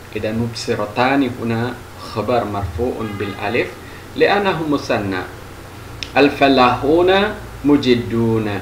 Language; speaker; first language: Arabic; non-native, fluent; Indonesian